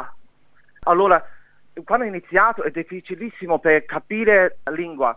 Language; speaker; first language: Italian; non-native, learner; English